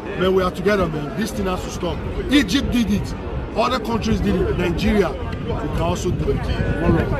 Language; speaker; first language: English; non-native, local second language; Bini